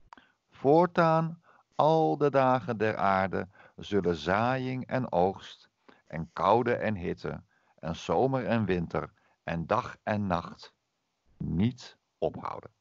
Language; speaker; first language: Dutch; native; Dutch